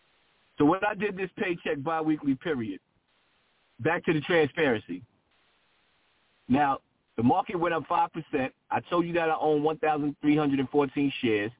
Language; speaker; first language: English; native; English